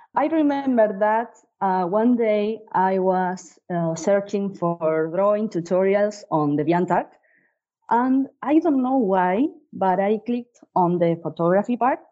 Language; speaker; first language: English; non-native, fluent; Spanish